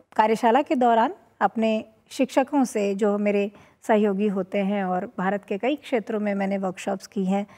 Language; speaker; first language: Hindi; native; Hindi